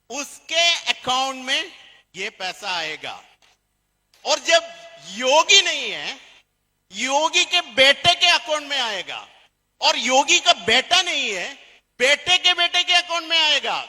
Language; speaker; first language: Hindi; non-native, fluent; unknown